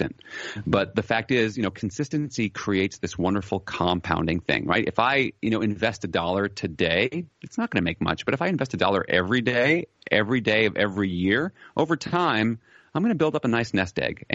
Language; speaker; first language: English; native; English